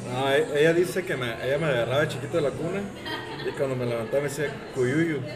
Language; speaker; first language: Spanish; native; Spanish